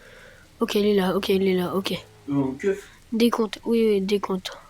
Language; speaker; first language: French; native; French